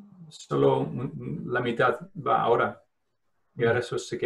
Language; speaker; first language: Spanish; non-native, fluent; Dutch